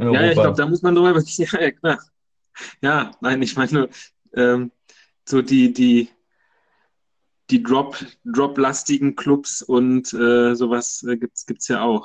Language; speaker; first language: German; native; German